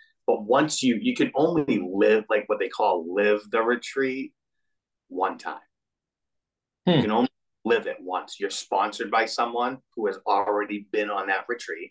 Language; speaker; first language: English; native; English